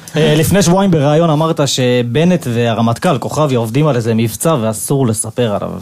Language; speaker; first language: Hebrew; native; Hebrew